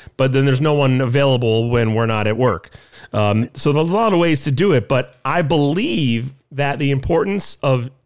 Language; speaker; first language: English; native; English